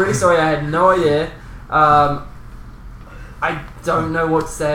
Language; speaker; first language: English; native; English